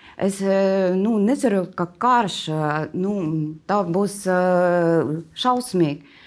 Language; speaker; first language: Latvian; non-native, learner; Russian